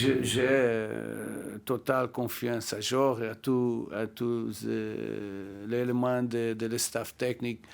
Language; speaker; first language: French; non-native, learner; Portuguese